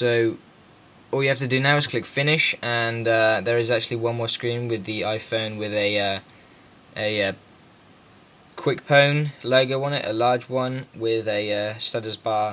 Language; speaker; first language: English; native; English